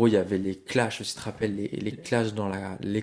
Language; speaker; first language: French; native; French